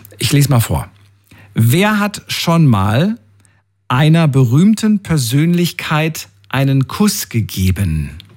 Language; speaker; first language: German; native; German